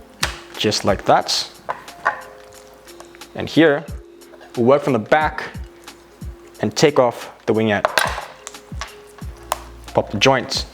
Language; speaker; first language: English; native; English